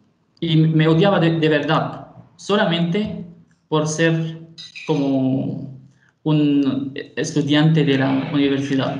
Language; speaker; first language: Spanish; non-native, fluent; Arabic